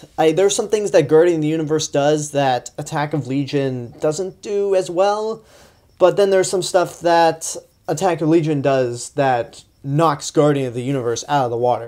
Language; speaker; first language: English; native; English